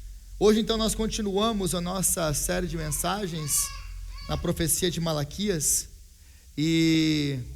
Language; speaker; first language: Portuguese; native; Portuguese